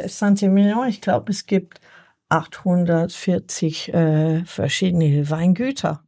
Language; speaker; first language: German; non-native, learner; French